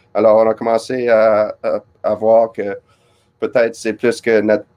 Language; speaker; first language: French; non-native, fluent; English